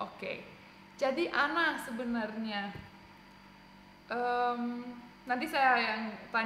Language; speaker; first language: Indonesian; non-native, fluent; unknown